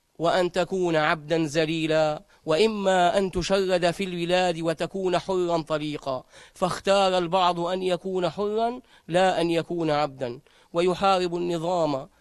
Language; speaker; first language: Arabic; native; Arabic